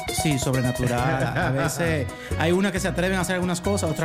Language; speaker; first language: Spanish; native; Spanish